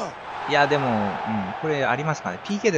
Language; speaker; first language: Japanese; native; Japanese